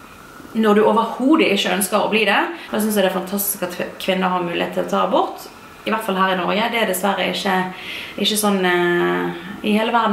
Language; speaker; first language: Norwegian; native; Norwegian